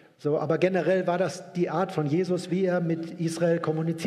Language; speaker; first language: German; native; German